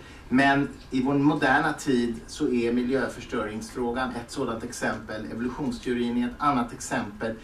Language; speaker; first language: Swedish; native; Swedish